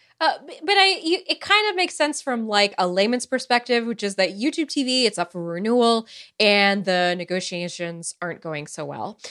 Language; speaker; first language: English; early bilingual, other home language; Romanian